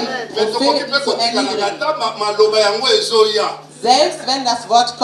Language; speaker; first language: German; non-native, fluent; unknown